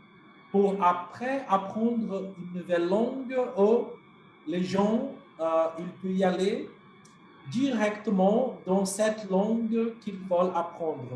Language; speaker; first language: French; non-native, fluent; Portuguese